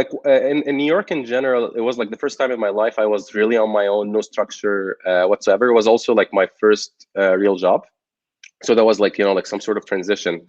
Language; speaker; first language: English; non-native, local second language; Arabic